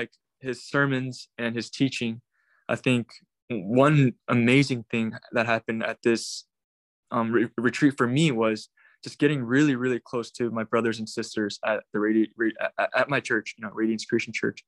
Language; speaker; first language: English; native; English